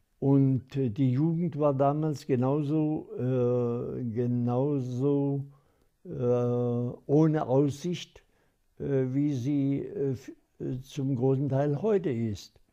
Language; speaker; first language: German; non-native, local second language; Upper Sorbian